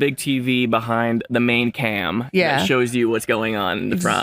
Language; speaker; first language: English; non-native, local second language; Filipino